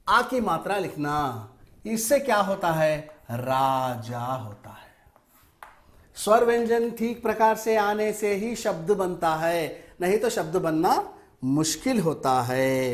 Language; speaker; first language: Hindi; non-native, local second language; Telugu